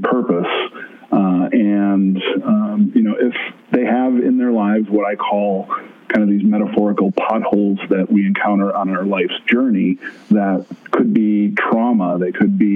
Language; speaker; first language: English; native; English